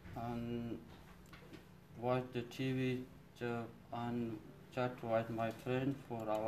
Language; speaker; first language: English; non-native, learner; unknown